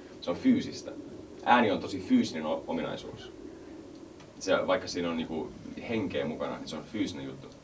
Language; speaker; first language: Finnish; early bilingual, heritage; Finnish